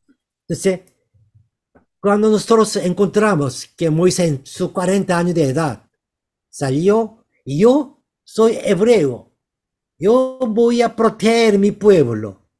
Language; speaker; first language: Spanish; non-native, learner; Korean